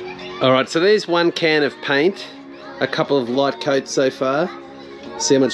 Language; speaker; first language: English; native; English